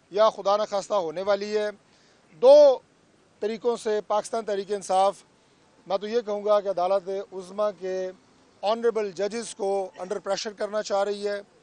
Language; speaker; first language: Urdu; non-native, local second language; Punjabi